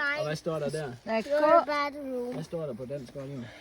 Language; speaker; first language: Danish; early bilingual, heritage; Danish